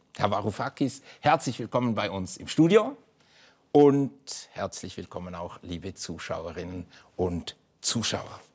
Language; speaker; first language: German; native; German